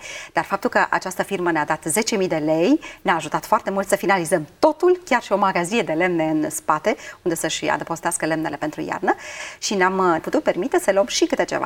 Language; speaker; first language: Romanian; native; Romanian